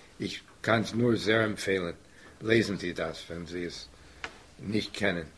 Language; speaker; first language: German; non-native, fluent; English